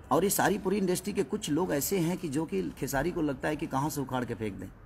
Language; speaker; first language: Hindi; native; Hindi